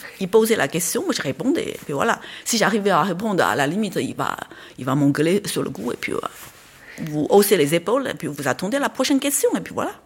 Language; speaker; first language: French; non-native, fluent; Chinese